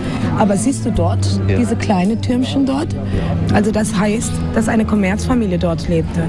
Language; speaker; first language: German; non-native, fluent; Spanish